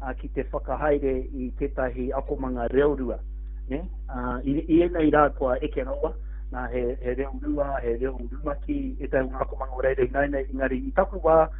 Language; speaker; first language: Māori; non-native, local second language; English